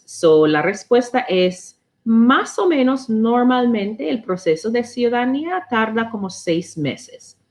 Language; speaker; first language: Spanish; non-native, learner; English